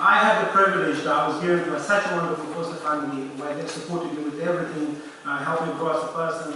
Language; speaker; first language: English; early bilingual, other home language; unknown